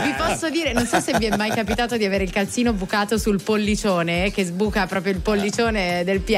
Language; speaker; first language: Italian; native; Italian